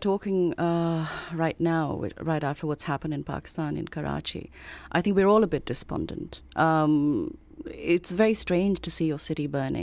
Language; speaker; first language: English; non-native, local second language; Urdu